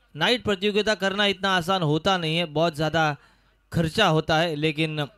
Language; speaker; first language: Hindi; non-native, local second language; Marathi